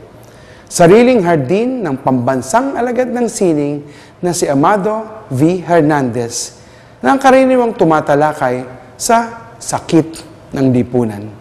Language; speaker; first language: Filipino; native; Filipino